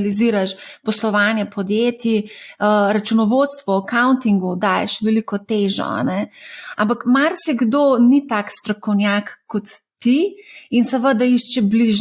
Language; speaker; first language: Slovenian; native; Slovenian